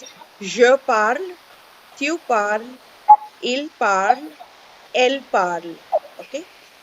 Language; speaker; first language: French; non-native, fluent; Hindi